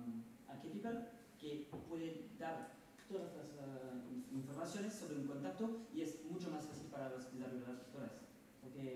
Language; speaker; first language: Spanish; non-native, fluent; French